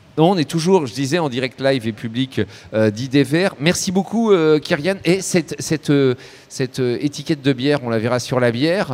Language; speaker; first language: French; native; French